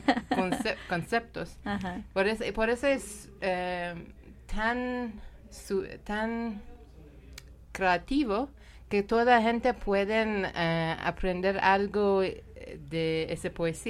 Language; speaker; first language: Spanish; non-native, learner; Persian